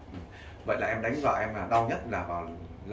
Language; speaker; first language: Vietnamese; native; Vietnamese